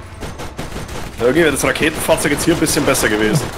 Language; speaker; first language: German; native; German